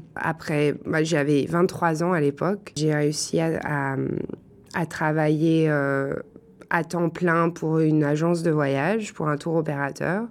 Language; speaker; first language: French; native; French